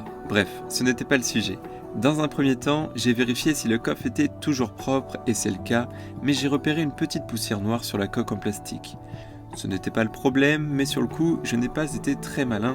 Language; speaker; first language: French; native; French